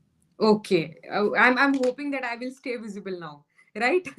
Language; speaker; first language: English; non-native, local second language; Hindi